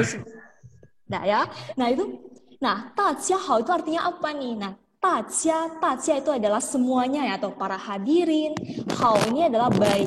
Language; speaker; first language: Indonesian; native; Indonesian